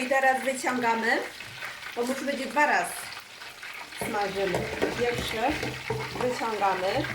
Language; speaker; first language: Polish; non-native, learner; Chinese